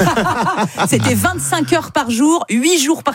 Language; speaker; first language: French; native; French